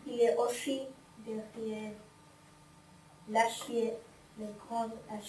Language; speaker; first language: French; non-native, learner; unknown